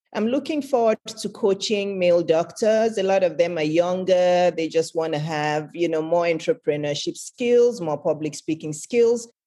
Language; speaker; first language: English; non-native, local second language; Yoruba